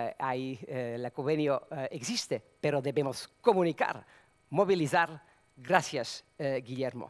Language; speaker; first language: Spanish; non-native, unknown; Serbian